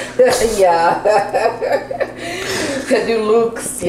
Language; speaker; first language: German; non-native, fluent; English